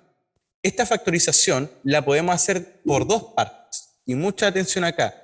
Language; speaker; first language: Spanish; native; Spanish